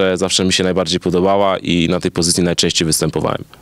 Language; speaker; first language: Polish; native; Polish